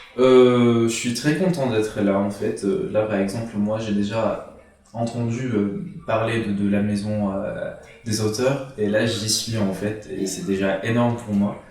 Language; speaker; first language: French; non-native, local second language; Arabic